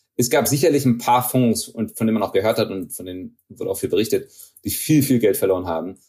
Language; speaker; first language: German; early bilingual, heritage; German